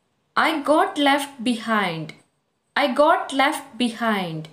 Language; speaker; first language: English; non-native, local second language; Kannada